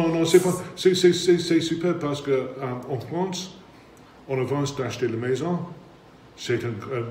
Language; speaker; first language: French; non-native, learner; English